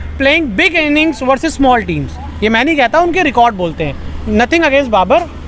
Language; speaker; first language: Hindi; native; Hindi